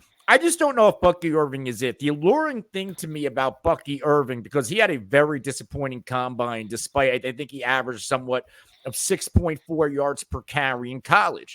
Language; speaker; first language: English; native; English